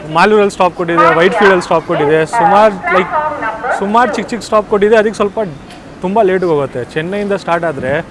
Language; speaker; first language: Kannada; non-native, local second language; Hindi